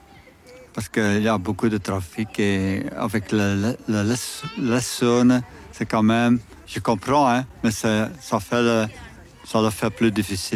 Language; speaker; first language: French; non-native, local second language; Dutch